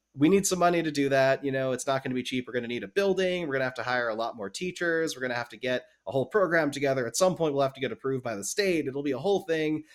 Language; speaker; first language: English; native; English